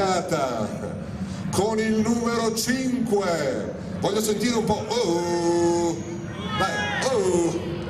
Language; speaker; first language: Italian; native; Italian